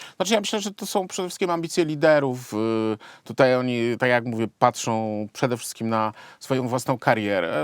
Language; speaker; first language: Polish; native; Polish